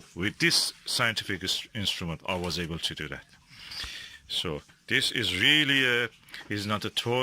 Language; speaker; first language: English; non-native, fluent; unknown